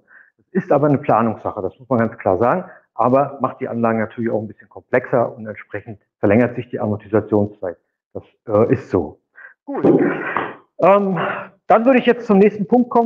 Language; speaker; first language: German; native; German